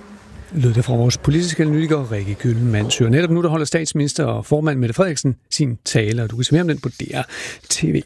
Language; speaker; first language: Danish; native; Danish